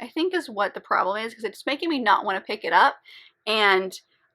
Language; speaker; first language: English; native; English